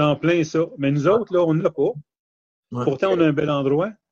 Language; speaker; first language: French; native; French